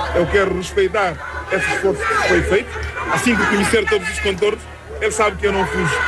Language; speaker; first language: Portuguese; non-native, local second language; Upper Guinea Crioulo